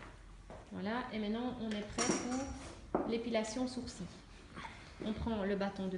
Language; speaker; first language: French; native; French